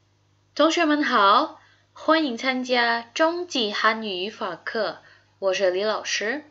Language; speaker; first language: Chinese; non-native, fluent; Indonesian